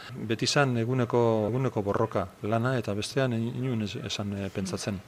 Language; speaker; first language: Basque; native; Basque